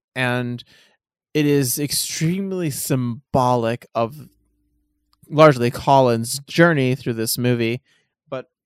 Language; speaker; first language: English; native; English